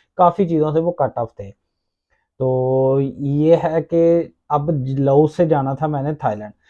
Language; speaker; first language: Urdu; non-native, local second language; Punjabi